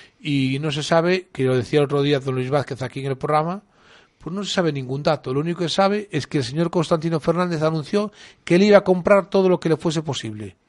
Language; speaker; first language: Spanish; native; Spanish